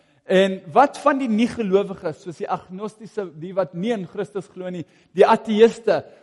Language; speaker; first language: Afrikaans; non-native, fluent; English